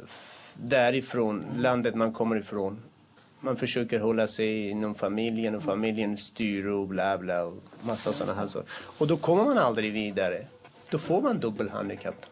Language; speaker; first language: Swedish; non-native, fluent; Kurdish